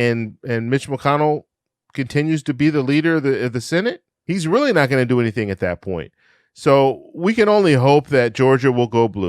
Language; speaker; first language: English; native; English